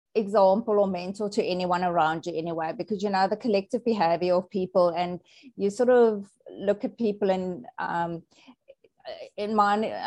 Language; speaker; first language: English; native; English